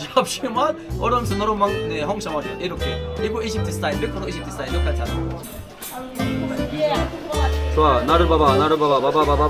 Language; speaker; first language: Korean; non-native, learner; Arabic